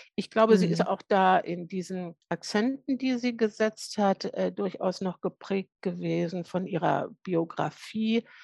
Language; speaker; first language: German; native; German